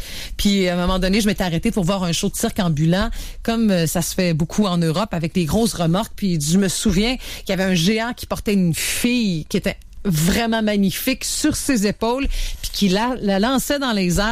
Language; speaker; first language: French; native; French